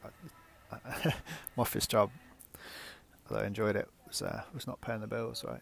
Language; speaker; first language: English; native; English